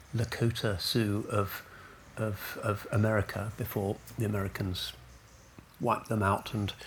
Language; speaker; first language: English; native; English